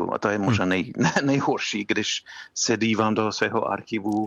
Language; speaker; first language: Czech; non-native, fluent; English